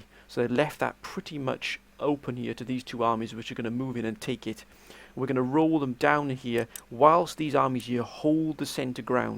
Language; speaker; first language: English; native; English